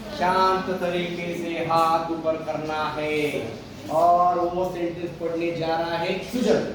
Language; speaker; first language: Hindi; non-native, local second language; Marathi